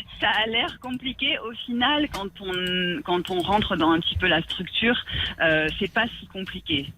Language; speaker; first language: French; native; French